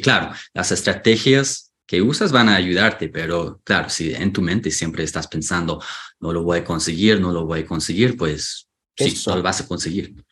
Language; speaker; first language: Spanish; non-native, fluent; English